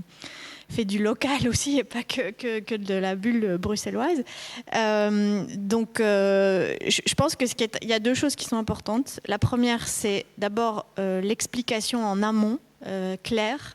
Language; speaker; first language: French; native; French